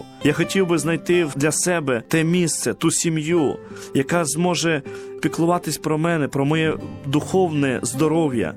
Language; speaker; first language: Ukrainian; native; Ukrainian